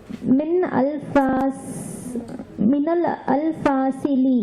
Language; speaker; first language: Arabic; non-native, learner; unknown